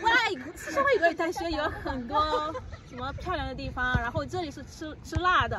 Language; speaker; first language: Chinese; non-native, learner; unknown